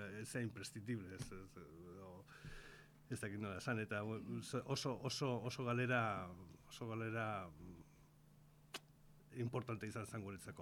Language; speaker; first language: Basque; non-native, local second language; Spanish